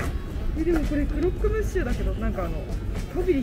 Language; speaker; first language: Japanese; native; Japanese